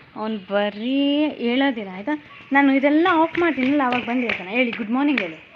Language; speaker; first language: Kannada; non-native, local second language; Malayalam